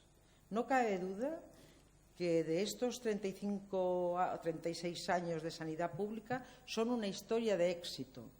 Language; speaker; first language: Spanish; native; Spanish